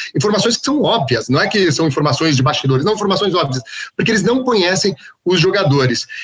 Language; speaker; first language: Portuguese; native; Portuguese